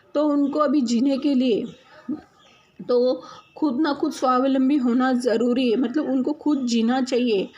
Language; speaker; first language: Hindi; non-native, local second language; Marathi